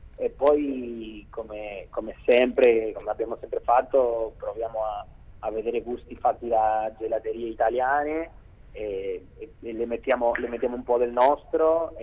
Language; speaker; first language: Italian; non-native, fluent; Spanish